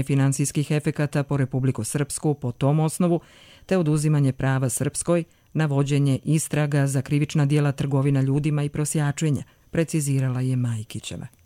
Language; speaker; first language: Croatian; native; Croatian